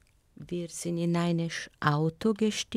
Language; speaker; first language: German; non-native, learner; Bulgarian